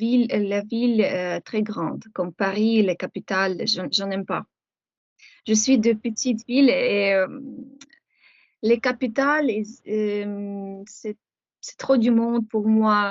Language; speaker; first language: French; non-native, fluent; Ukrainian